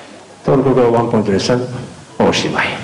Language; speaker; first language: Japanese; non-native, learner; Turkish